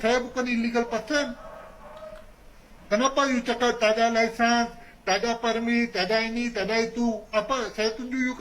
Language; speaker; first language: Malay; non-native, learner; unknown